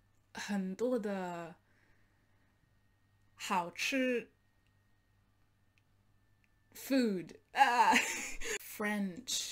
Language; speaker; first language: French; non-native, learner; English